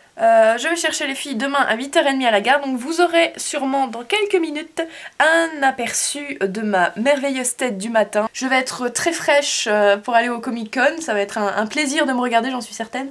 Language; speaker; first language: French; native; French